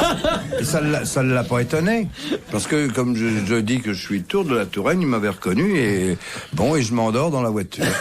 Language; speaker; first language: French; native; French